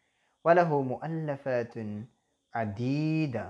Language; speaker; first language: Arabic; non-native, fluent; Malayalam